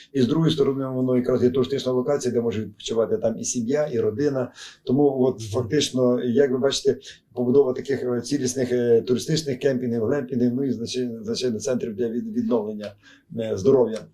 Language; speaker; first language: Ukrainian; native; Ukrainian